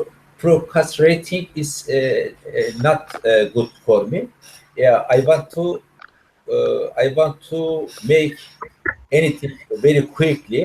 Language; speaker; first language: English; non-native, learner; Turkish